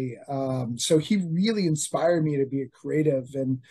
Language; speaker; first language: English; native; English